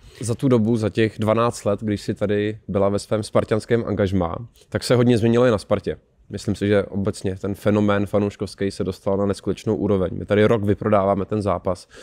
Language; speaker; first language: Czech; native; Czech